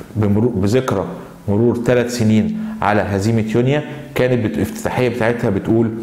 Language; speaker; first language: Arabic; native; Arabic